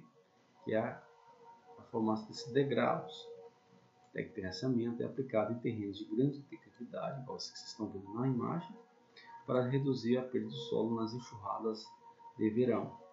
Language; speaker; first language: Portuguese; native; Portuguese